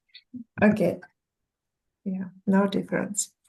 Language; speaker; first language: English; non-native, learner; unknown